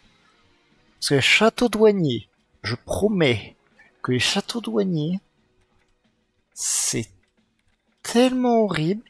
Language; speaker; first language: French; native; French